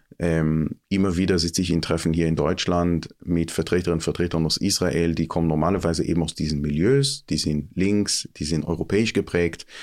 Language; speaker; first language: German; non-native, fluent; Hebrew